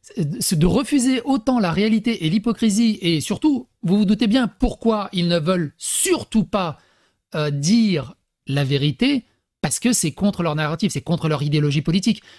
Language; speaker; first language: French; early bilingual, other home language; Serbian